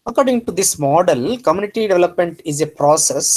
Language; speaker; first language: English; non-native, local second language; Kannada